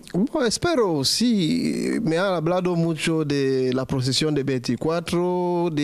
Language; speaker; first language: Spanish; non-native, learner; French